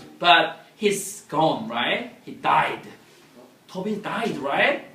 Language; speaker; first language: English; non-native, fluent; Korean